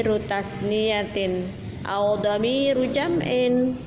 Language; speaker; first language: Arabic; non-native, fluent; Indonesian